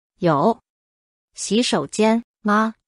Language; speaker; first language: Chinese; non-native, learner; English